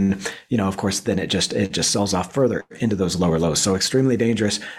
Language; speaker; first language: English; native; English